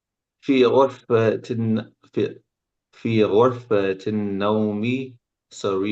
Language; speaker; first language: Arabic; non-native, learner; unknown